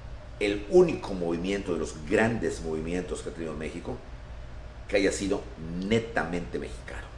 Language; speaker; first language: Spanish; native; Spanish